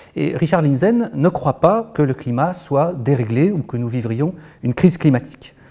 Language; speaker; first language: French; native; French